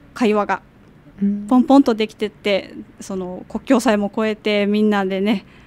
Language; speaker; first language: Japanese; native; Japanese